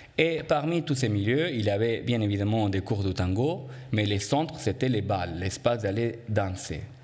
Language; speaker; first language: French; non-native, fluent; Spanish